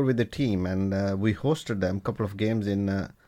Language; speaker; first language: English; non-native, local second language; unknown